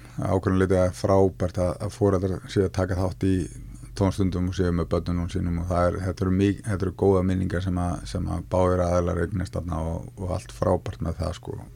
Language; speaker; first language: Icelandic; native; Icelandic